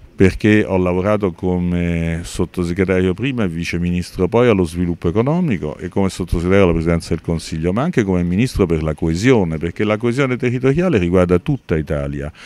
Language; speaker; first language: Italian; native; Italian